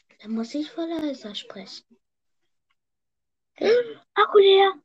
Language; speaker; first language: German; early bilingual, other home language; Vietnamese